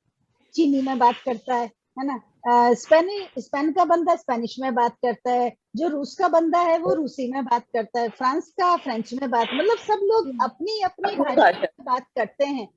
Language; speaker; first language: Hindi; native; Hindi